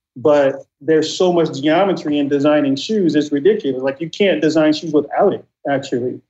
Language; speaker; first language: English; native; English